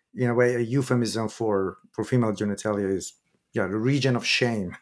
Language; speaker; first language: English; non-native, fluent; Persian